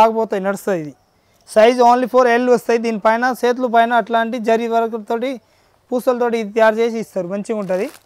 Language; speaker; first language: Telugu; native; Telugu